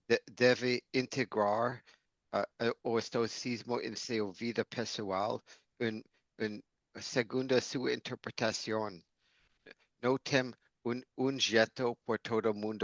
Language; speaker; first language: Portuguese; non-native, fluent; English